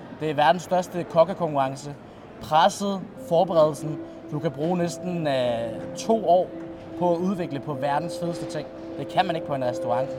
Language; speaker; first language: Danish; native; Danish